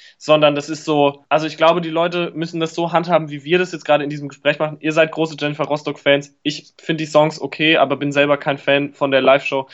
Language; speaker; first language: German; native; German